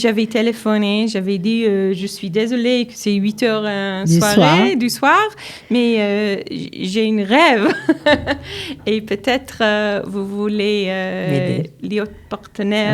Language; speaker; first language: French; non-native, learner; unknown